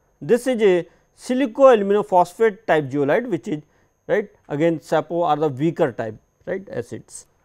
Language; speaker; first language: English; non-native, local second language; Hindi